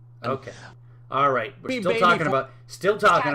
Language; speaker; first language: English; native; English